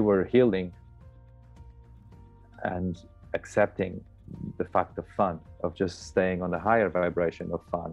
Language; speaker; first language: English; non-native, fluent; Portuguese